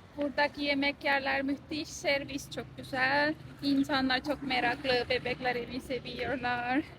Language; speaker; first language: Turkish; non-native, fluent; Estonian